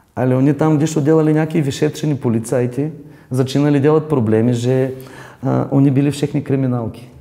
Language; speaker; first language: Czech; non-native, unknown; Bulgarian